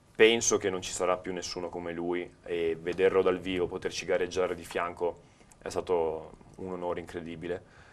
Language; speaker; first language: Italian; native; Italian